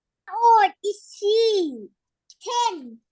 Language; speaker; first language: English; non-native, learner; Vietnamese